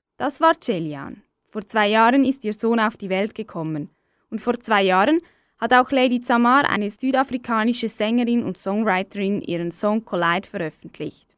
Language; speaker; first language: German; native; German